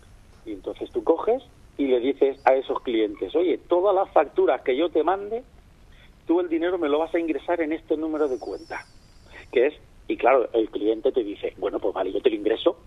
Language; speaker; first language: Spanish; native; Spanish